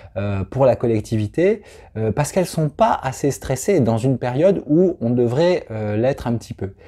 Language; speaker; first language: French; native; French